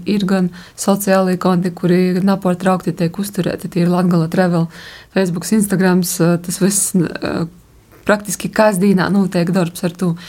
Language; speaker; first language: Latvian; native; Latvian